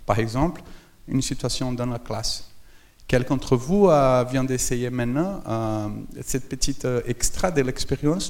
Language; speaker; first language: French; non-native, fluent; Portuguese